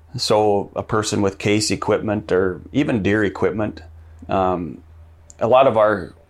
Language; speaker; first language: English; native; English